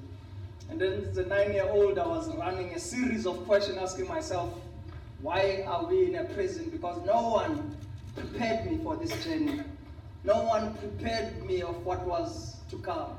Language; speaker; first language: English; non-native, local second language; Xhosa